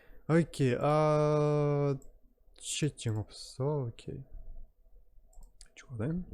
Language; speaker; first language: Korean; non-native, learner; Russian